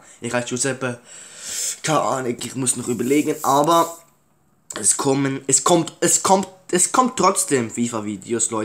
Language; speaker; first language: German; early bilingual, other home language; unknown